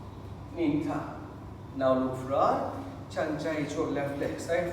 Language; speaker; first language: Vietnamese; non-native, learner; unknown